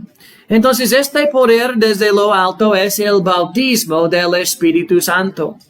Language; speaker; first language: Spanish; non-native, fluent; English